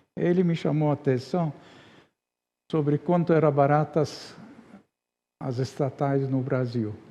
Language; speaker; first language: Portuguese; non-native, fluent; Arabic